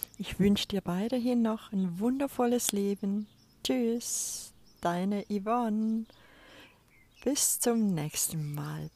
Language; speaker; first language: German; native; German